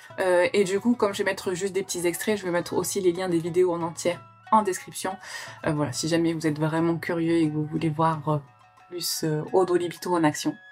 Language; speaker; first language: French; native; French